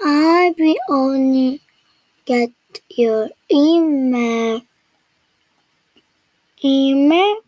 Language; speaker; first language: English; non-native, learner; Korean